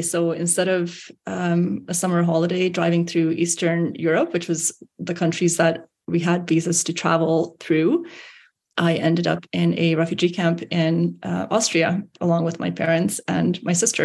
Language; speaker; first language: English; early bilingual, other home language; Hungarian